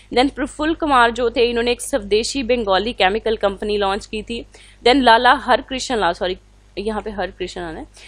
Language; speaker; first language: Hindi; non-native, local second language; Punjabi